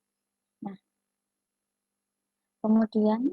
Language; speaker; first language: Indonesian; native; Indonesian